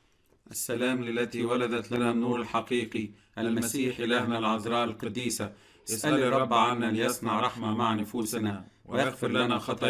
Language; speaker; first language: Arabic; native; Arabic